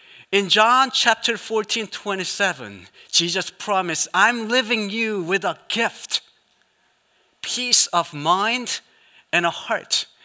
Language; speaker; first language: English; non-native, fluent; Korean